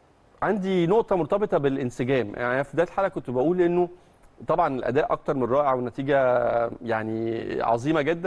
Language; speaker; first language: Arabic; native; Arabic